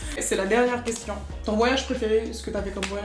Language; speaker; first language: French; native; French